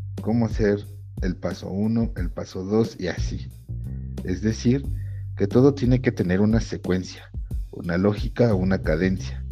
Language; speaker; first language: Spanish; native; Spanish